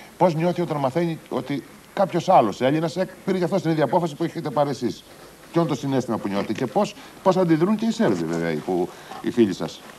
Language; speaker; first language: Greek; native; Greek